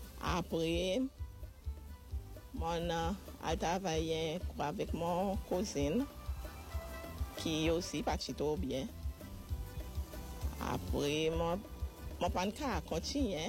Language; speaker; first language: French; non-native, local second language; Seselwa Creole French